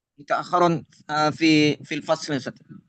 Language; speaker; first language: Arabic; non-native, learner; Indonesian